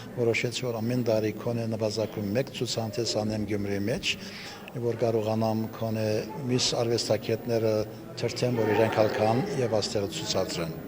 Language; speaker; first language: Armenian; early bilingual, heritage; Armenian